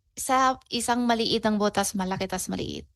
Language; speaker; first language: Filipino; non-native, learner; Chinese